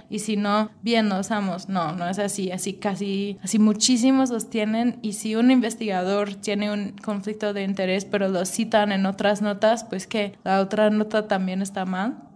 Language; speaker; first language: Spanish; non-native, fluent; English